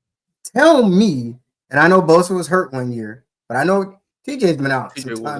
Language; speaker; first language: English; native; English